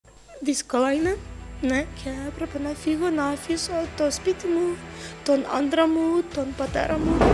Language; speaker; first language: Greek; non-native, fluent; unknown